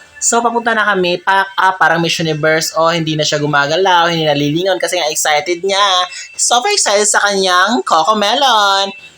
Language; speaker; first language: Filipino; non-native, local second language; Cebuano